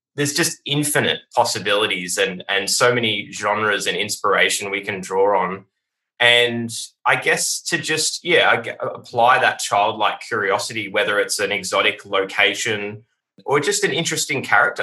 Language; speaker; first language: English; native; English